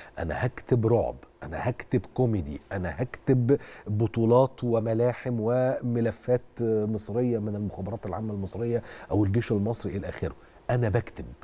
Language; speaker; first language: Arabic; native; Arabic